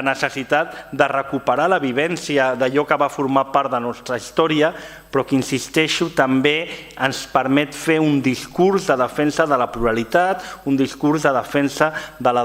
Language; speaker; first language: Catalan; native; Catalan